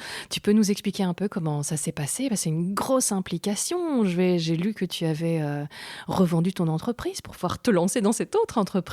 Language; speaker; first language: French; native; French